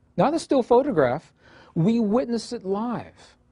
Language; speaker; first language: English; native; English